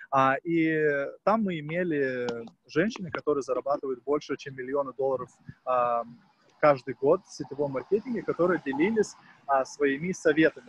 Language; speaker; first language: Russian; non-native, fluent; Lithuanian